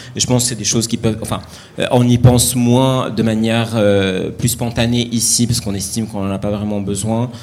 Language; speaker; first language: French; non-native, local second language; Arabic